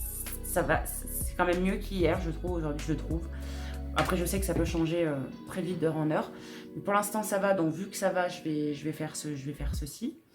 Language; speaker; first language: French; native; French